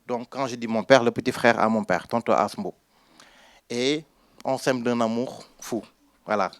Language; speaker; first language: French; non-native, local second language; Wolof